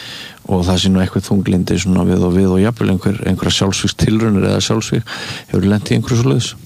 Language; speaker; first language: Icelandic; native; Icelandic